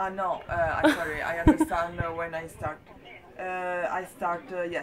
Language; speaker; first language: English; non-native, learner; Italian